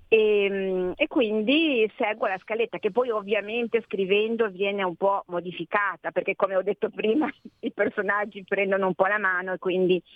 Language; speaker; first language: Italian; native; Italian